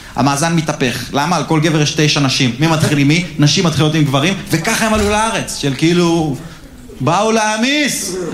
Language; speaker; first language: Hebrew; native; Hebrew